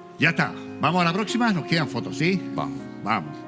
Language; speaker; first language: Spanish; native; Spanish